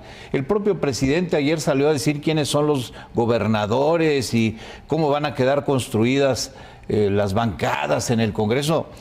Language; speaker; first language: Spanish; native; Spanish